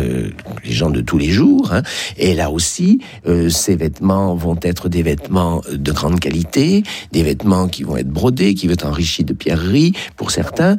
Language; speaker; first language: French; native; French